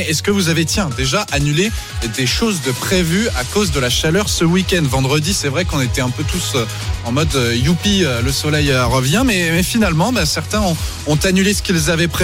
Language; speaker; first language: French; native; French